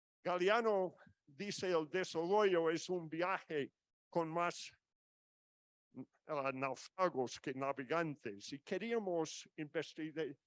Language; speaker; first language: Spanish; non-native, fluent; English